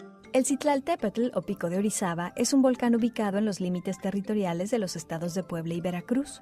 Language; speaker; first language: Spanish; native; Spanish